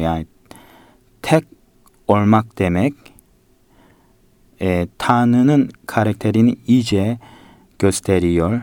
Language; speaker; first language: Turkish; non-native, fluent; Korean